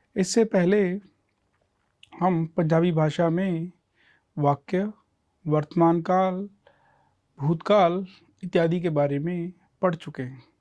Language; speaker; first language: Hindi; non-native, local second language; Punjabi